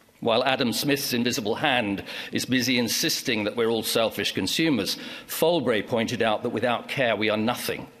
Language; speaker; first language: English; native; English